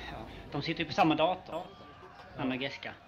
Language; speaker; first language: Swedish; native; Swedish